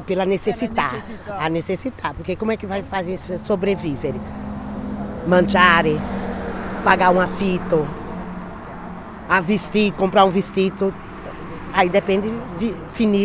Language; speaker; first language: Italian; non-native, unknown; Portuguese